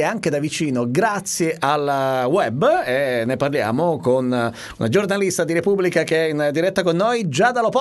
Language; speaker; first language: Italian; native; Italian